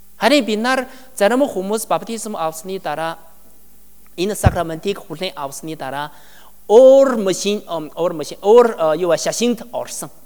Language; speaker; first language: Mongolian; non-native, learner; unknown